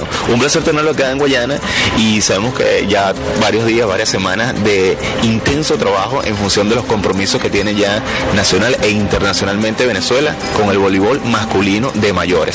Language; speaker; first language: Spanish; native; Spanish